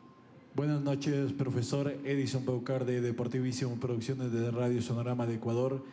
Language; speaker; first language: Spanish; native; Spanish